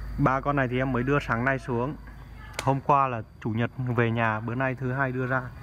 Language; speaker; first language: Vietnamese; non-native, local second language; Hmong